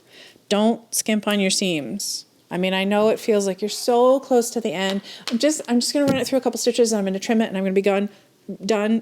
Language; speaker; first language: English; native; English